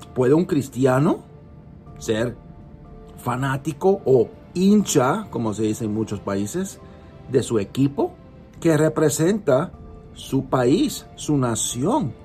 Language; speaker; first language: Spanish; early bilingual, heritage; Spanish